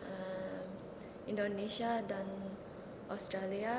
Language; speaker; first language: Indonesian; early bilingual, heritage; Indonesian